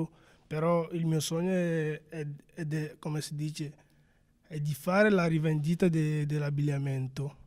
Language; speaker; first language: Italian; non-native, learner; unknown